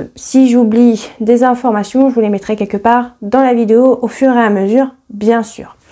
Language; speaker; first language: French; native; French